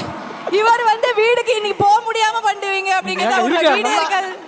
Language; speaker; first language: Tamil; native; Tamil